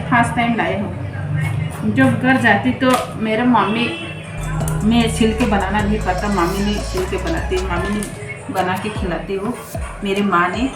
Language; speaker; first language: Hindi; non-native, local second language; Bangla